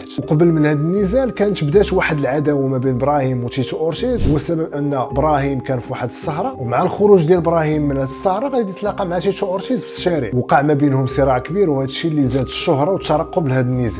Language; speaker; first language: Arabic; native; Arabic